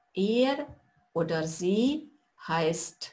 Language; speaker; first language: German; non-native, fluent; Russian